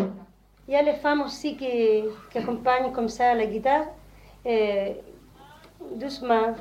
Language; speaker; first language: French; non-native, learner; Spanish